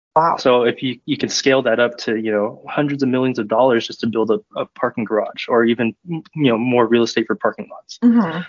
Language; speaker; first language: English; native; English